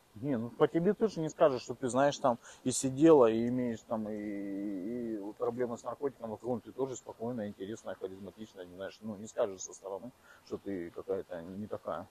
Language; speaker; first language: Russian; native; Russian